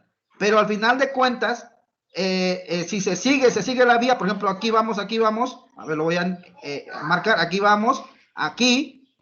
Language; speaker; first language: Spanish; native; Spanish